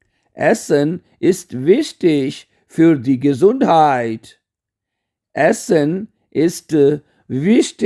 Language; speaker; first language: German; non-native, fluent; Urdu